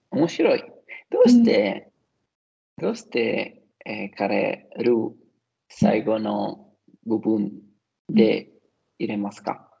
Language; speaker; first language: Japanese; non-native, learner; Italian